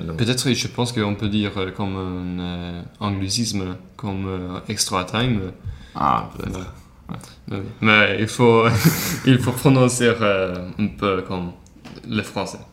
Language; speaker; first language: French; non-native, learner; Swedish